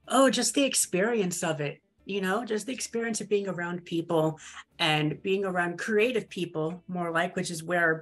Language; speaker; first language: English; native; English